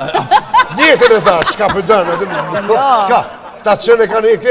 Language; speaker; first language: Albanian; native; Albanian